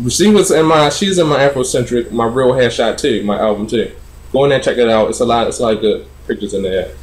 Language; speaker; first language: English; native; English